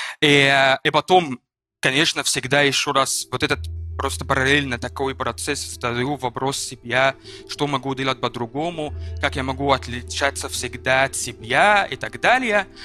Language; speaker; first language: Russian; non-native, learner; Arabic